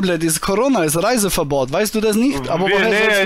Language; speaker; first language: German; native; German